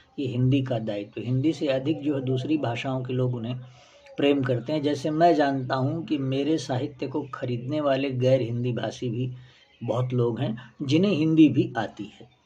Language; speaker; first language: Hindi; native; Hindi